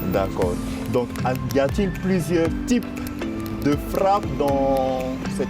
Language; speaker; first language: French; native; French